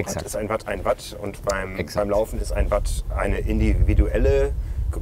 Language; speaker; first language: German; native; German